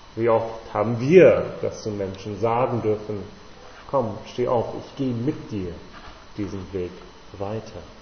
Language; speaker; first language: German; non-native, fluent; English